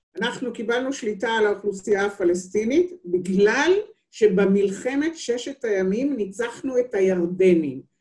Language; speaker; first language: Hebrew; native; Hebrew